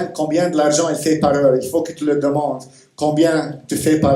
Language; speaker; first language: French; non-native, fluent; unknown